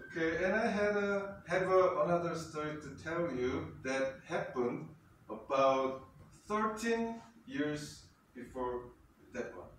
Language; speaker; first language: English; non-native, fluent; Korean